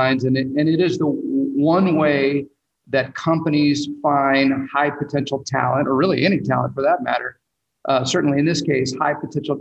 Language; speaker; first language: English; native; English